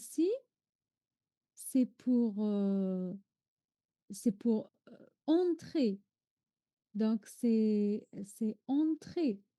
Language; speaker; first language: French; non-native, fluent; Arabic